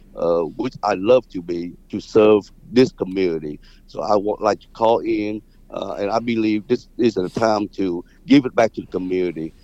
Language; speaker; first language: English; non-native, fluent; Vietnamese